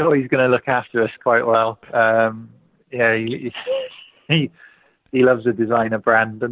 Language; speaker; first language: English; native; English